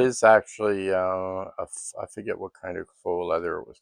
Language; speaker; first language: English; native; English